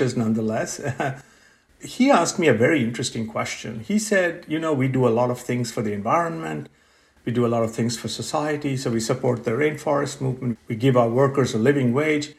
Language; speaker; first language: English; non-native, local second language; Bangla